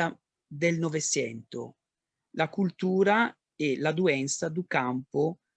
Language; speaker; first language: Portuguese; non-native, learner; Italian